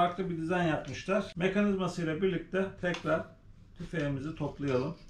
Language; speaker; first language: Turkish; native; Turkish